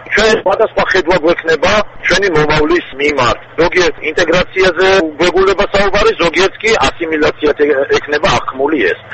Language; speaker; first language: Georgian; non-native, local second language; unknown